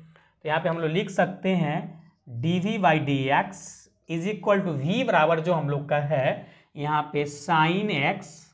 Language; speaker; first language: Hindi; native; Hindi